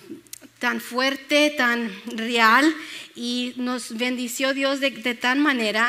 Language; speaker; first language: Spanish; early bilingual, other home language; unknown